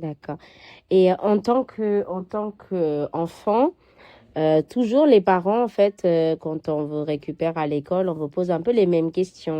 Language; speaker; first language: French; non-native, fluent; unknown